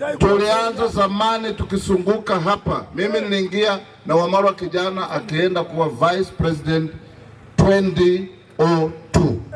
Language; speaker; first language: Swahili; non-native, local second language; Luyia